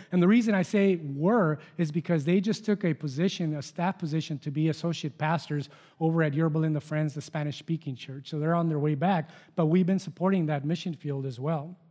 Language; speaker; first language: English; non-native, fluent; Spanish